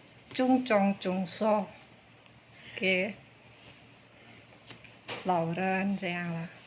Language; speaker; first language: Chinese; non-native, learner; Indonesian